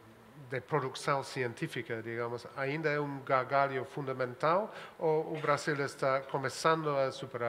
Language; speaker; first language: Portuguese; non-native, fluent; Spanish